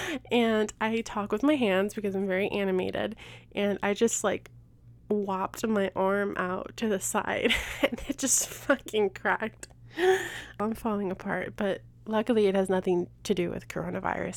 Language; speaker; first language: English; early bilingual, other home language; Spanish